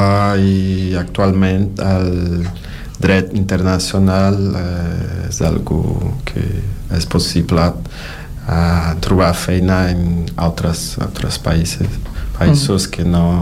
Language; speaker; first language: Catalan; non-native, learner; Portuguese